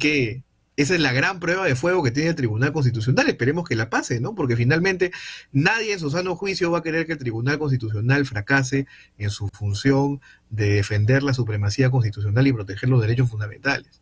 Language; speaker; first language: Spanish; native; Spanish